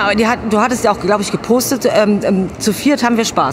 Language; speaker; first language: German; native; German